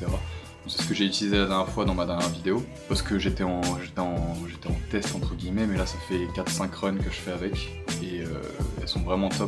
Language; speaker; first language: French; native; French